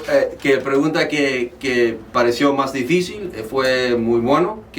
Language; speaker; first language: Spanish; early bilingual, heritage; Spanish